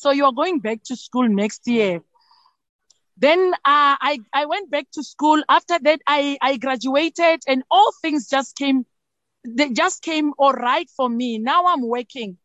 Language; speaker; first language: English; non-native, local second language; Northern Sotho